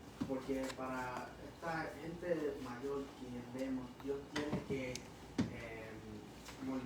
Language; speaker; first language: Spanish; early bilingual, heritage; Spanish